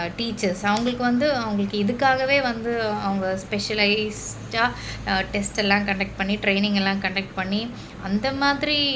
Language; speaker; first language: Tamil; non-native, local second language; Malayalam